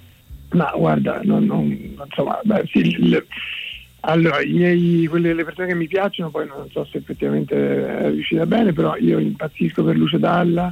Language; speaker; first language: Italian; native; Italian